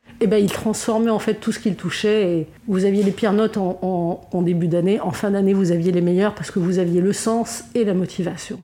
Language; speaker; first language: French; non-native, local second language; Arabic